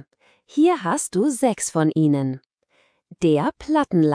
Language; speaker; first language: German; non-native, fluent; Spanish